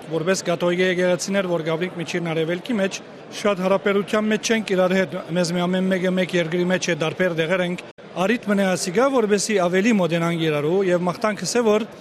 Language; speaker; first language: Armenian; native; Armenian